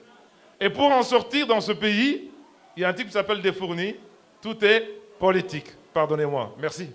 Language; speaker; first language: French; non-native, local second language; Lingala